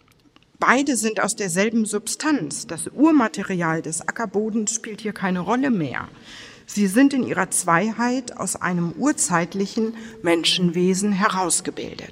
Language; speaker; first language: German; native; German